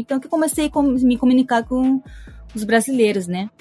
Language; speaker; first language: Portuguese; early bilingual, heritage; Portuguese